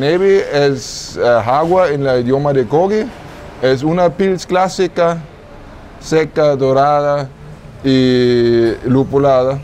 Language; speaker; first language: Spanish; non-native, fluent; German